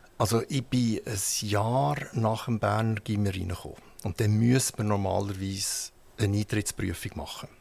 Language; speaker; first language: German; early bilingual, heritage; German